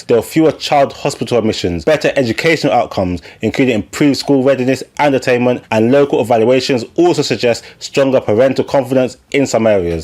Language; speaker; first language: English; native; English